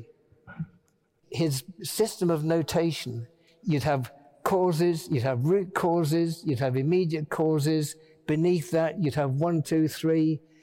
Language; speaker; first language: English; native; English